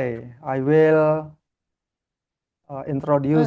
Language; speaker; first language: English; non-native, learner; Indonesian